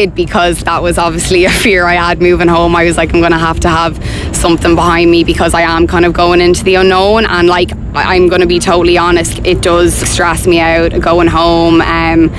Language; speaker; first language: English; native; English